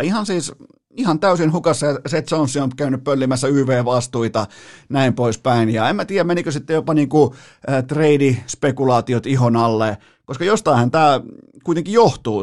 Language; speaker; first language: Finnish; native; Finnish